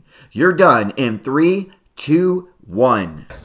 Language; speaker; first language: English; native; English